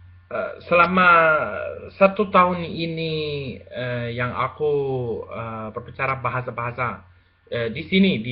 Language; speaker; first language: Indonesian; non-native, learner; Spanish